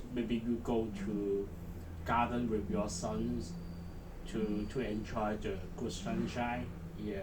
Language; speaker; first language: English; non-native, learner; Chinese